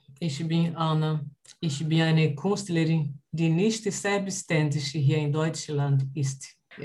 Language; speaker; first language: German; non-native, learner; Portuguese